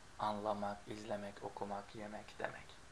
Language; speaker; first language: Turkish; non-native, learner; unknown